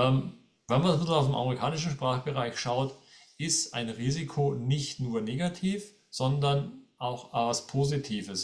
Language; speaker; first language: German; native; German